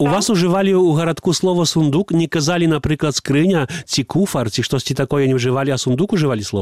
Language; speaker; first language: Polish; non-native, local second language; Belarusian